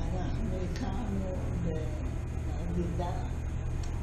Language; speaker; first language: Hebrew; non-native, fluent; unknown